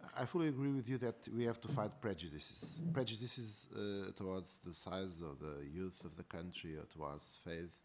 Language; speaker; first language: English; non-native, fluent; Portuguese